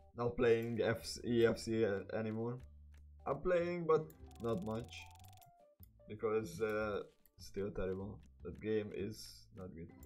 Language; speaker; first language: English; non-native, learner; Hungarian